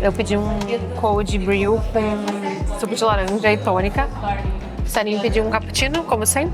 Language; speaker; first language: Portuguese; native; Portuguese